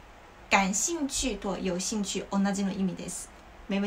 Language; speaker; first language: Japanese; non-native, learner; Chinese